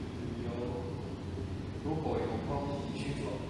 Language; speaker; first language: Chinese; non-native, learner; Indonesian